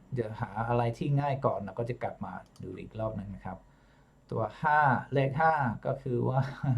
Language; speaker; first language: Thai; non-native, fluent; English